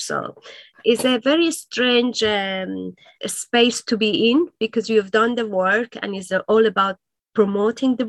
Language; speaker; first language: English; non-native, fluent; Persian